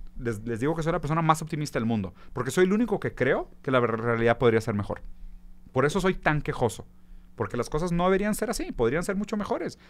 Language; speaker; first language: Spanish; early bilingual, other home language; Portuguese